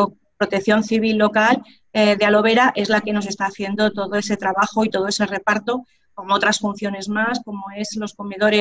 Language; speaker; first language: Spanish; native; Spanish